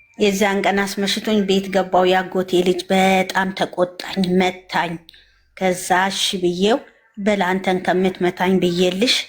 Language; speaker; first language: Amharic; native; Amharic